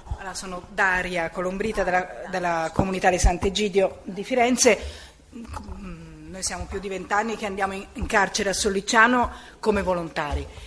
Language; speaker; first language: Italian; native; Italian